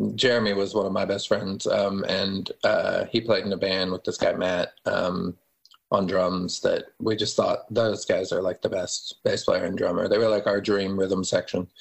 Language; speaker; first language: English; native; English